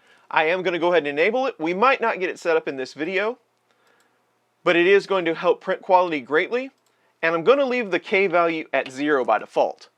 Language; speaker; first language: English; native; English